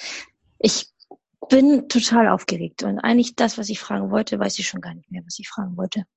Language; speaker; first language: German; native; German